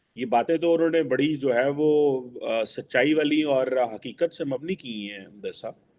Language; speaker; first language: Urdu; non-native, local second language; Punjabi